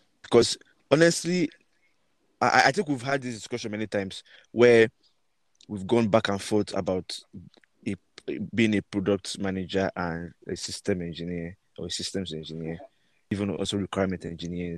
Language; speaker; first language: English; non-native, local second language; Yoruba